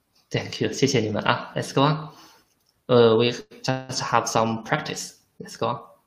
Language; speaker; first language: English; non-native, fluent; Chinese